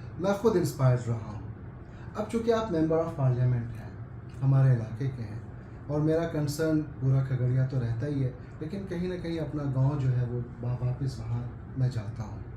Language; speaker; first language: Urdu; native; Urdu